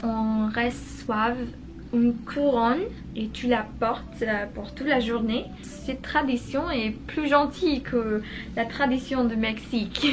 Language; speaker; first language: French; non-native, learner; Spanish